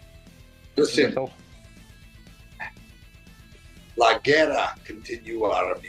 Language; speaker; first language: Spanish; non-native, learner; English